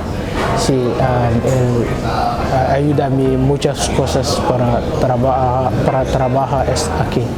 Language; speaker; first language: Spanish; non-native, learner; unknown